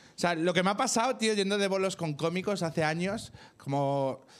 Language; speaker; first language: Spanish; native; Spanish